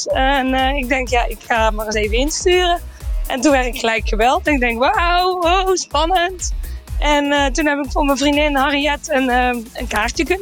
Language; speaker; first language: Dutch; native; Dutch